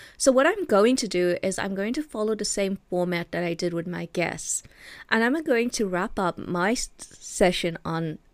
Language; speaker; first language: English; native; English